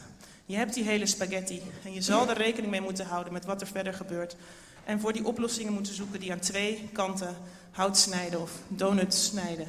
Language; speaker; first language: Dutch; native; Dutch